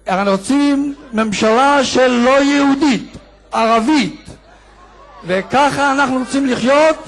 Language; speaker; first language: Hebrew; non-native, fluent; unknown